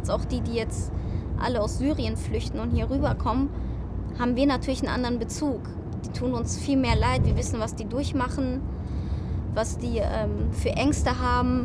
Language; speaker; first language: German; early bilingual, other home language; Persian